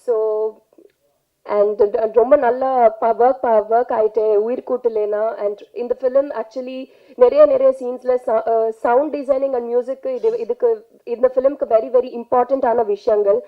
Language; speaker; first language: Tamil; non-native, fluent; Telugu